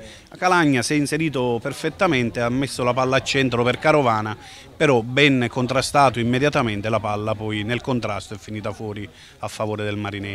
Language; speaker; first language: Italian; native; Italian